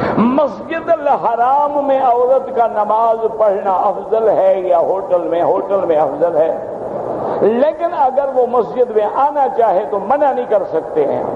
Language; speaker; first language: Urdu; native; Urdu